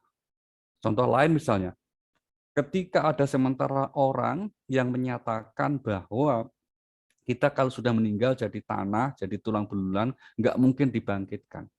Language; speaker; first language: Indonesian; native; Indonesian